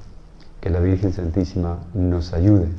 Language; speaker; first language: Spanish; native; Spanish